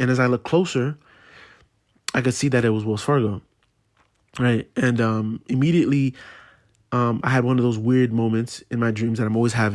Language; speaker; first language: English; native; English